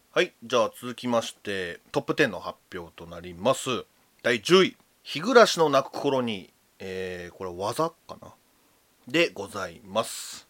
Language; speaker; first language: Japanese; native; Japanese